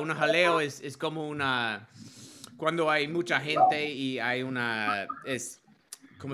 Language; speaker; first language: Spanish; non-native, learner; English